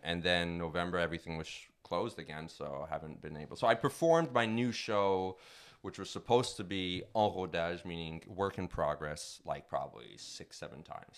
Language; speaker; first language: English; native; English